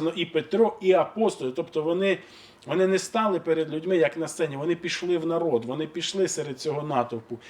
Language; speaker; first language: Ukrainian; native; Ukrainian